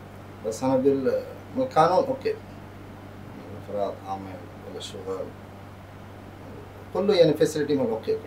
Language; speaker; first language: Arabic; non-native, learner; Bangla